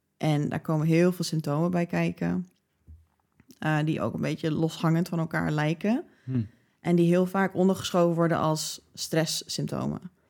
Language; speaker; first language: Dutch; early bilingual, other home language; English